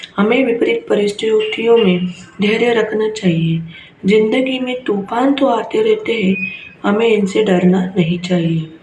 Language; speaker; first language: Hindi; non-native, local second language; Marathi